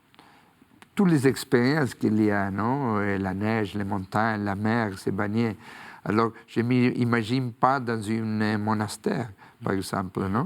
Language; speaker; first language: French; non-native, fluent; Spanish